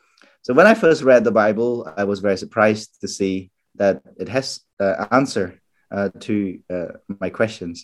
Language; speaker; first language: English; non-native, fluent; Khmer